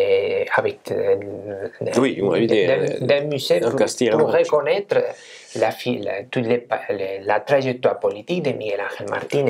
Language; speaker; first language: French; non-native, fluent; Spanish